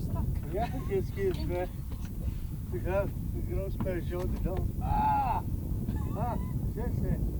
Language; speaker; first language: French; non-native, learner; English